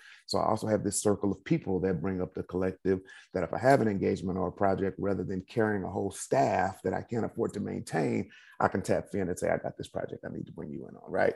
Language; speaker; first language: English; native; English